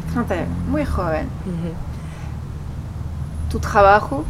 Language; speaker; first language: Spanish; non-native, fluent; French